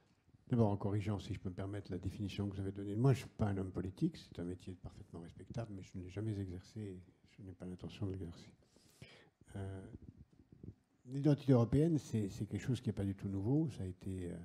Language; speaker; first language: French; native; French